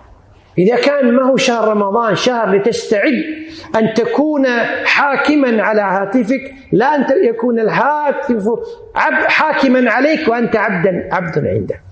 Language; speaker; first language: Arabic; native; Arabic